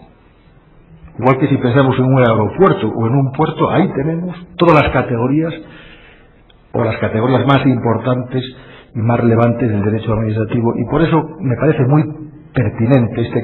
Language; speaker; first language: Spanish; native; Spanish